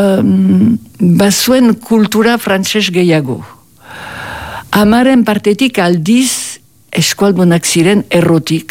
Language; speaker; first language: Basque; native; Basque